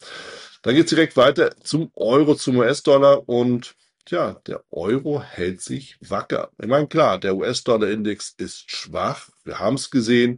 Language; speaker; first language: German; native; German